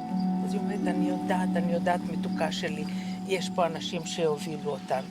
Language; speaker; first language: Hebrew; early bilingual, other home language; Croatian